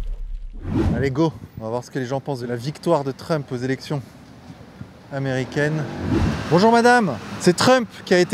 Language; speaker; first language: French; native; French